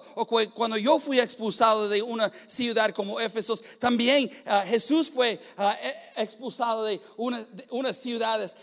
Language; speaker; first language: Spanish; non-native, fluent; English